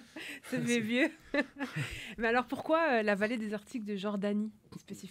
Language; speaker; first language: French; native; French